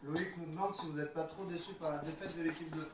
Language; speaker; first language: French; native; French